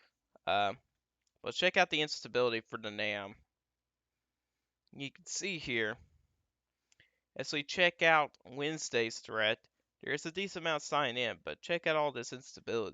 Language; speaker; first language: English; native; English